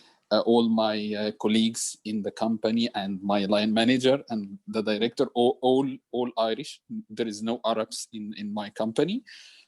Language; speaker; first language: English; non-native, learner; Arabic